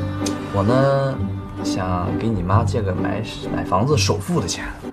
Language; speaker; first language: Chinese; native; Chinese